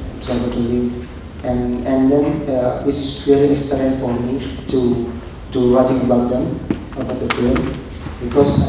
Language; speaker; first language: English; non-native, local second language; Indonesian